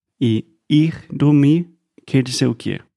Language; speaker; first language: Portuguese; non-native, fluent; English